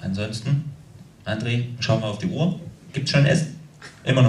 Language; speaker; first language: German; native; German